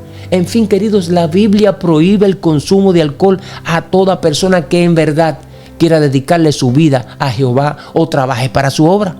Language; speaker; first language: Spanish; native; Spanish